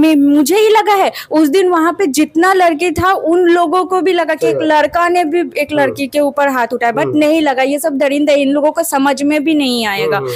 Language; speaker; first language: Hindi; non-native, local second language; Bangla